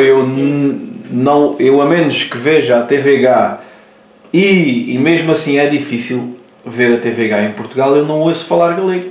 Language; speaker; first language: Portuguese; native; Portuguese